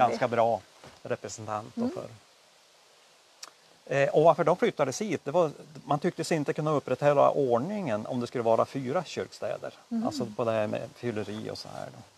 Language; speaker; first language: Swedish; native; Swedish